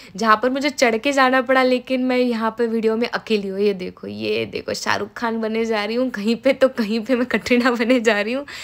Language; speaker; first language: Hindi; non-native, local second language; Marathi